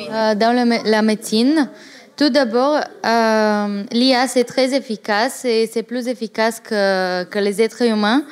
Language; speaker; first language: French; non-native, fluent; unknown